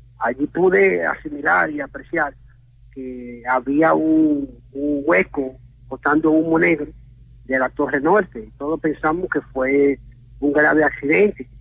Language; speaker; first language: Spanish; early bilingual, heritage; Spanish